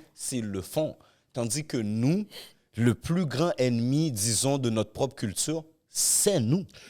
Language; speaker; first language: French; native; French